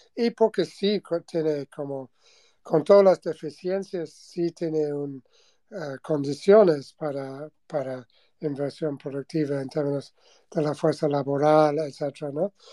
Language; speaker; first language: Spanish; non-native, fluent; English